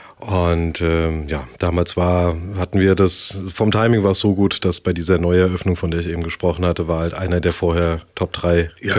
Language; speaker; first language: German; native; German